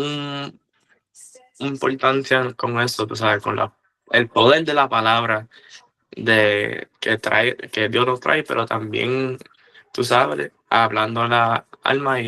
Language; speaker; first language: Spanish; early bilingual, heritage; Spanish